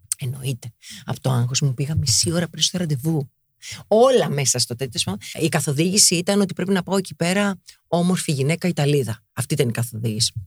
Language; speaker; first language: Greek; native; Greek